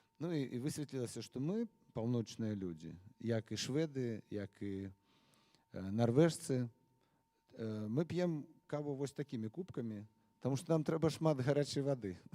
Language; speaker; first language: Belarusian; non-native, local second language; Russian